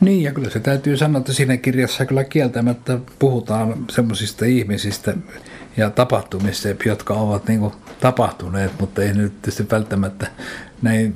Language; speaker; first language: Finnish; native; Finnish